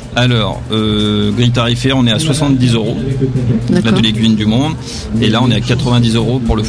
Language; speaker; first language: French; native; French